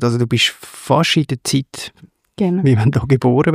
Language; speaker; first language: German; native; German